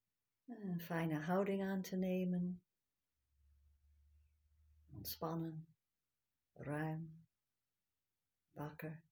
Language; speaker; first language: Dutch; non-native, fluent; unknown